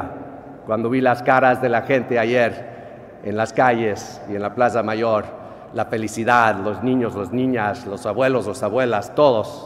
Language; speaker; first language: Spanish; non-native, fluent; English